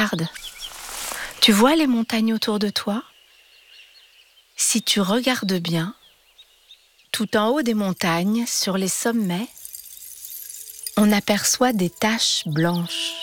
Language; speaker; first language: French; native; French